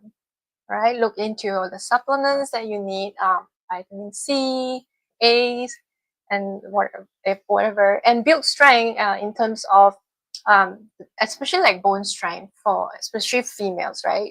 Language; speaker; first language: English; non-native, fluent; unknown